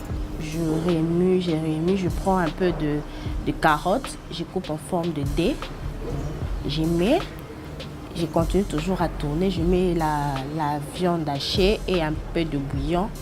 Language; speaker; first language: French; non-native, local second language; Lingala